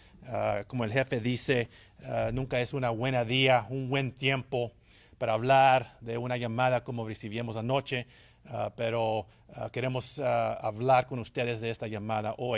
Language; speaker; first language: Spanish; early bilingual, heritage; English